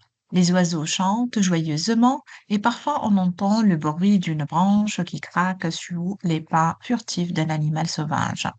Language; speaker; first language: French; non-native, local second language; Arabic